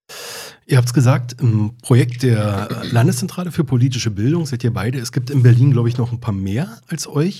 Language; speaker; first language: German; native; German